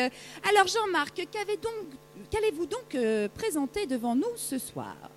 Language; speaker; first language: French; native; French